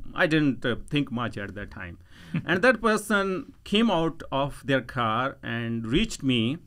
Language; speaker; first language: English; non-native, local second language; Punjabi